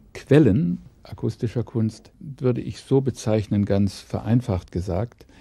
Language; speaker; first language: German; native; German